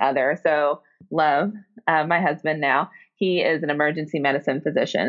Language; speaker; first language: English; native; English